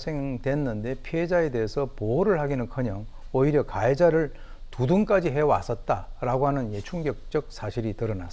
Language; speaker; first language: Korean; native; Korean